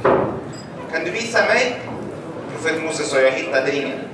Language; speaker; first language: Swedish; early bilingual, other home language; Arabic